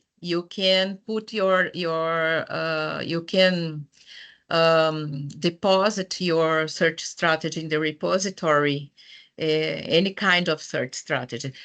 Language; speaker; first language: English; non-native, fluent; Portuguese